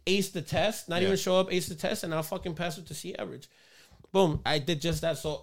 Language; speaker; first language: English; early bilingual, other home language; Spanish